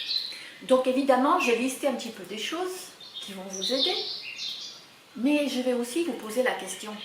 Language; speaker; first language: French; native; French